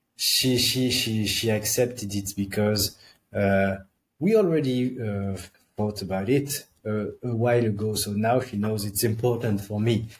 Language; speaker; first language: English; non-native, fluent; French